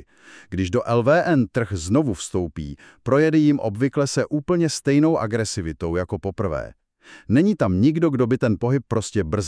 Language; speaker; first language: Czech; native; Czech